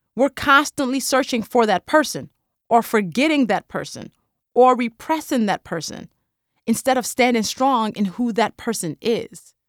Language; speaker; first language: English; non-native, local second language; Yoruba